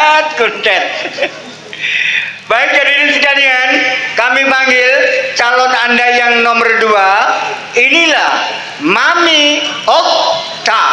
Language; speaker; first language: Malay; non-native, local second language; Javanese